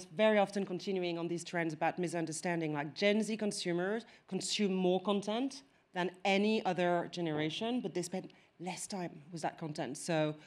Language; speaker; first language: English; non-native, fluent; French